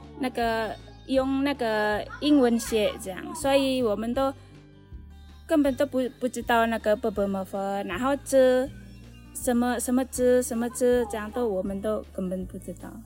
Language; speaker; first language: Chinese; non-native, learner; Indonesian